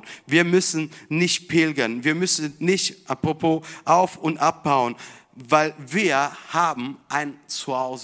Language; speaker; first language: German; non-native, fluent; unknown